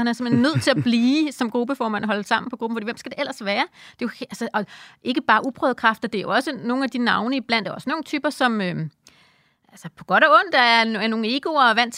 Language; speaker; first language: Danish; native; Danish